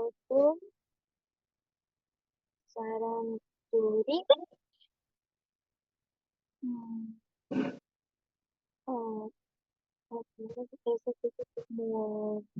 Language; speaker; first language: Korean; non-native, learner; Spanish